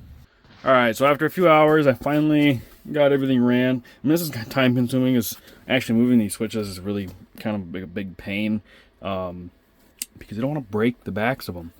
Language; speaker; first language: English; native; English